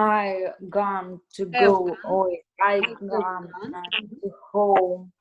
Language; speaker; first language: English; non-native, learner; Russian